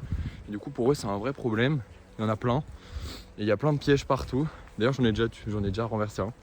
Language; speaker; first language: French; native; French